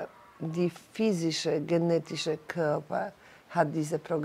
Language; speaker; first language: German; non-native, learner; Polish